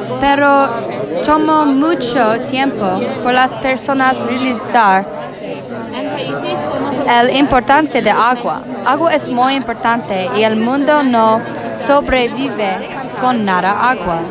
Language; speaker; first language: Spanish; non-native, learner; English